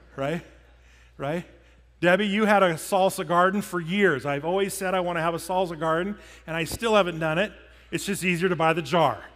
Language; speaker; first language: English; native; English